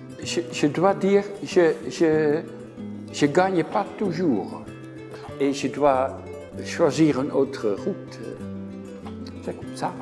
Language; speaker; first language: French; non-native, fluent; Dutch